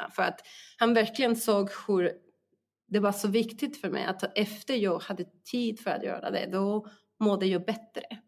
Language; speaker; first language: Swedish; non-native, fluent; Spanish